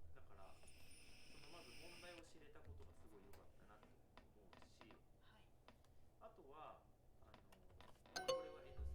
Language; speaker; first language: Japanese; native; Japanese